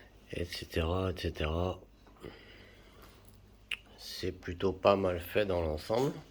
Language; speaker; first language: French; native; French